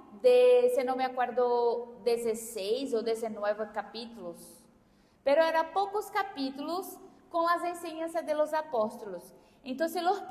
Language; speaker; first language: Spanish; non-native, fluent; Portuguese